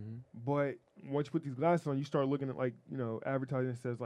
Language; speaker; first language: English; native; English